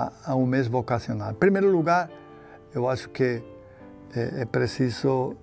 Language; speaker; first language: Portuguese; non-native, fluent; Spanish